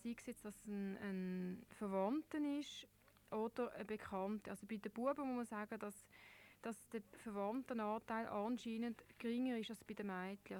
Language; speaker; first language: German; native; German